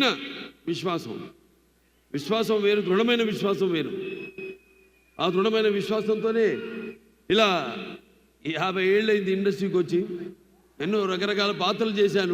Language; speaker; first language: Telugu; native; Telugu